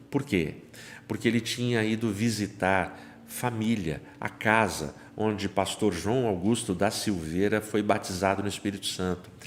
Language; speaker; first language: Portuguese; native; Portuguese